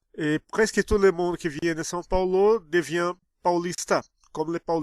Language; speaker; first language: French; non-native, fluent; Portuguese